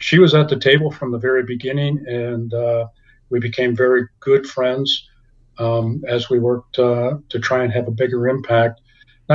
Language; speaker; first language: English; native; English